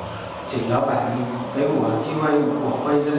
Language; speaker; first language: Chinese; non-native, learner; Vietnamese